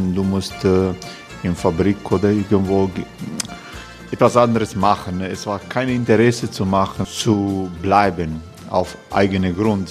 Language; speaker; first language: German; non-native, learner; Croatian